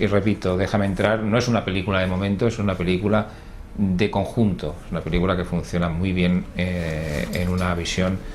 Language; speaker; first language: Spanish; native; Spanish